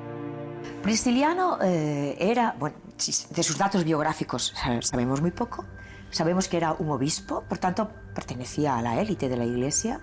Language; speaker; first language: Spanish; native; Spanish